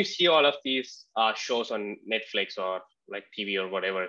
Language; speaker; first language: English; non-native, local second language; Malayalam